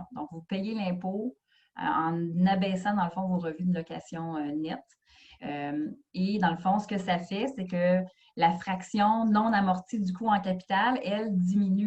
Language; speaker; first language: French; native; French